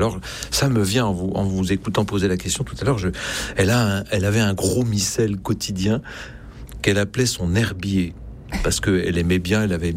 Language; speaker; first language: French; native; French